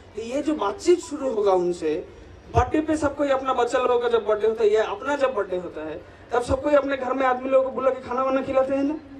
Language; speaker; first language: Hindi; non-native, local second language; Bangla